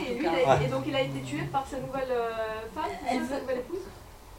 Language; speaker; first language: French; native; French